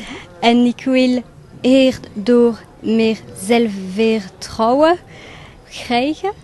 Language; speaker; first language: Dutch; non-native, local second language; French